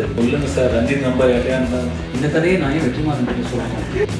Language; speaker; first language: Tamil; native; Tamil